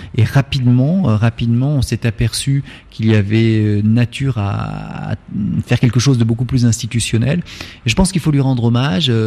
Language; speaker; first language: French; native; French